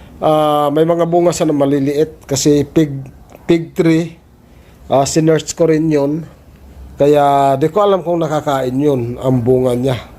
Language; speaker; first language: Filipino; native; Filipino